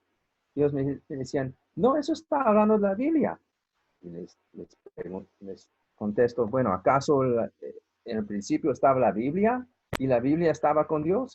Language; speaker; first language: Spanish; non-native, fluent; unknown